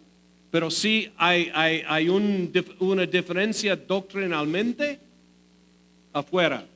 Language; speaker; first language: Spanish; non-native, fluent; English